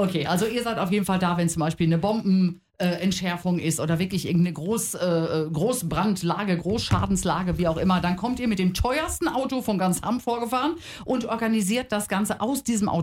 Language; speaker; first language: German; native; German